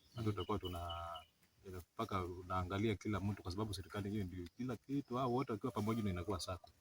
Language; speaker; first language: Swahili; non-native, local second language; Luyia